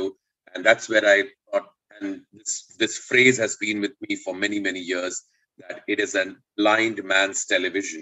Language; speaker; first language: English; non-native, local second language; Hindi